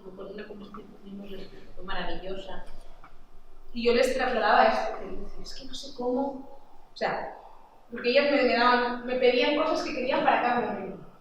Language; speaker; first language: Spanish; non-native, local second language; Catalan